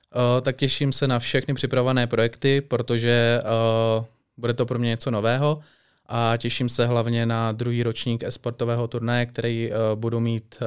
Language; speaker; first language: Czech; native; Czech